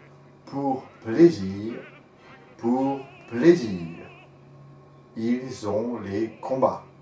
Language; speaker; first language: French; native; French